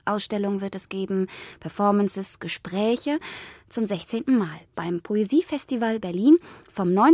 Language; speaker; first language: German; native; German